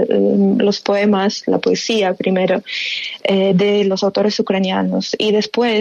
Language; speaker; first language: Spanish; non-native, fluent; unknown